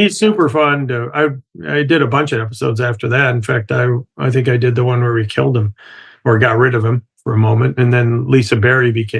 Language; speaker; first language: English; native; English